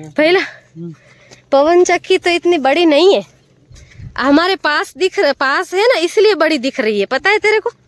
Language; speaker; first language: Hindi; non-native, local second language; Gujarati